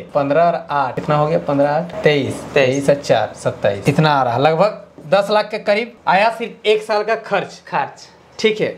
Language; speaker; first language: Hindi; native; Hindi